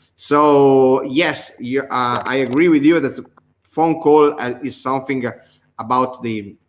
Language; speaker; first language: English; non-native, learner; Italian